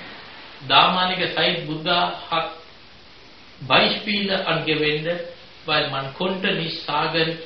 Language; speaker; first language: German; non-native, fluent; Sinhala